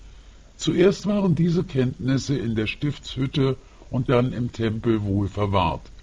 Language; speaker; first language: German; native; German